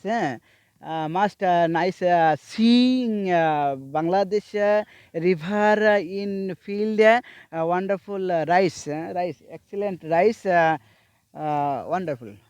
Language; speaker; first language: English; non-native, learner; Bangla